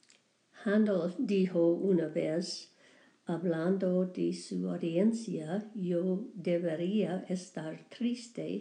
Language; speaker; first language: Spanish; non-native, learner; English